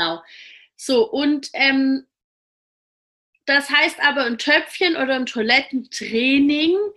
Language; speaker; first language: German; native; German